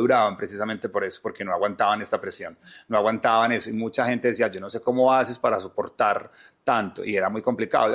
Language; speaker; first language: Spanish; native; Spanish